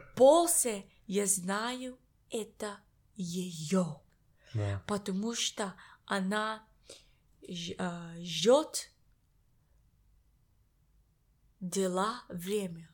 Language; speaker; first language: Russian; non-native, learner; English